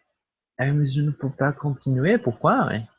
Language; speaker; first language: French; non-native, fluent; Portuguese